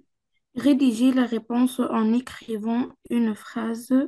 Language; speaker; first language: French; non-native, learner; Arabic